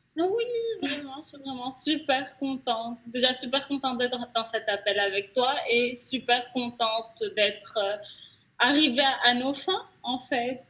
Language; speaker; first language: French; non-native, local second language; Arabic